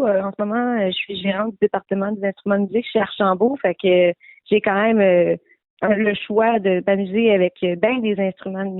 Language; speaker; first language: French; native; French